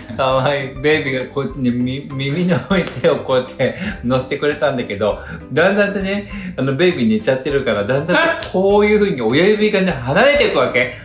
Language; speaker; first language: Japanese; native; Japanese